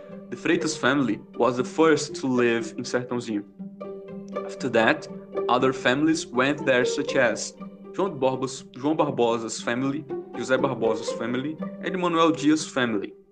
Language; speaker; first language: English; non-native, fluent; Portuguese